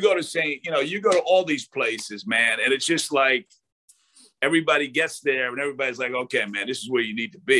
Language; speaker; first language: English; native; English